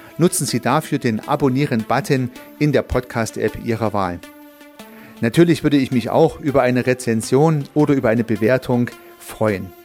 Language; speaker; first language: German; native; German